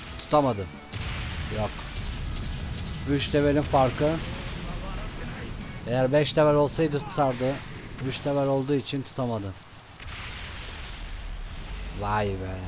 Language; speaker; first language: Turkish; native; Turkish